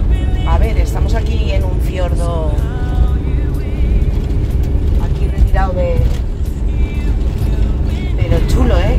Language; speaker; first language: Spanish; native; Spanish